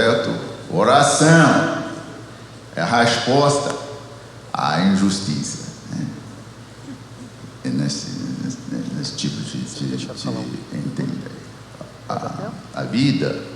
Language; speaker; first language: Portuguese; non-native, fluent; English